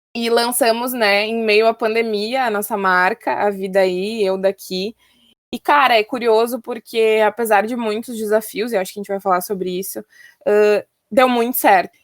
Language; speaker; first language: Portuguese; native; Portuguese